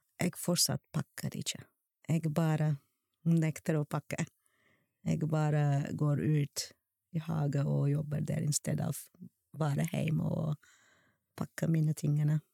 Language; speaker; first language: Norwegian; non-native, fluent; Armenian